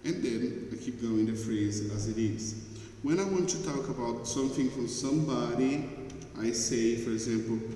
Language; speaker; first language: English; non-native, fluent; Portuguese